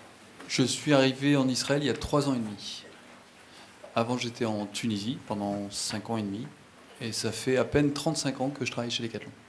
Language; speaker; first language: French; native; French